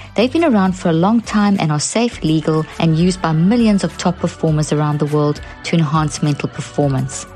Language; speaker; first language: English; native; English